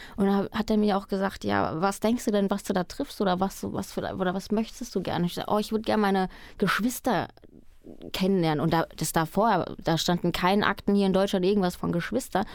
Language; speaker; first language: German; early bilingual, other home language; Spanish